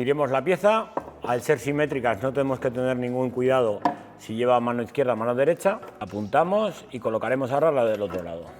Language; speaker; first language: Spanish; native; Spanish